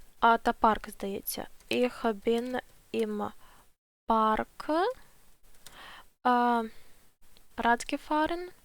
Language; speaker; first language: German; non-native, fluent; Ukrainian